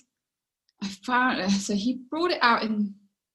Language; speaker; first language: English; native; English